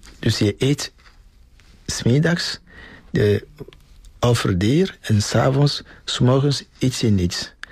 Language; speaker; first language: Dutch; non-native, fluent; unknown